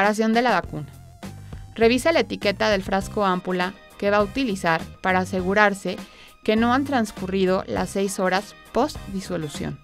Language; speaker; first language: Spanish; native; Spanish